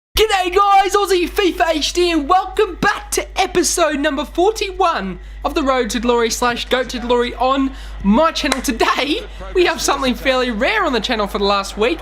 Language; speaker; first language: English; native; English